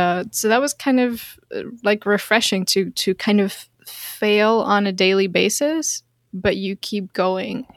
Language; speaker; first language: English; non-native, fluent; Dutch